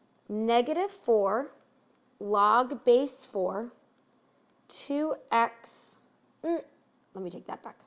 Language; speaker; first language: English; native; English